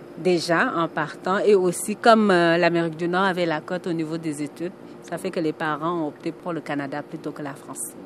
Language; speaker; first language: French; non-native, local second language; Wolof